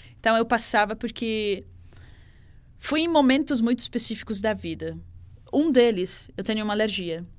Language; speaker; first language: Portuguese; non-native, fluent; Arabic